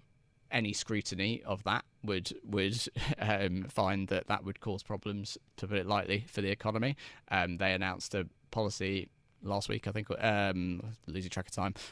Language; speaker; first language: English; native; English